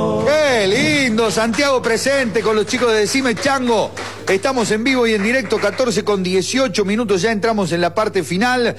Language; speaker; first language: Spanish; native; Spanish